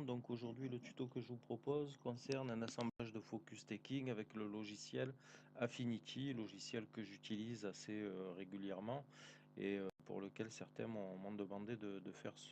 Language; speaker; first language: French; native; French